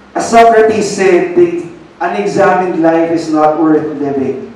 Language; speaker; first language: English; non-native, local second language; Filipino